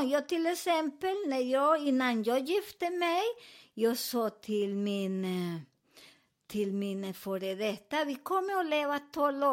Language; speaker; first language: Swedish; non-native, learner; Spanish